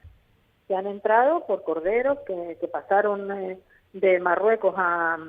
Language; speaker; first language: Spanish; native; Spanish